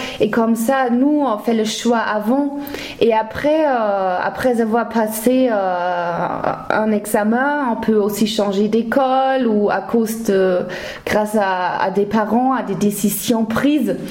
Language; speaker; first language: French; non-native, fluent; German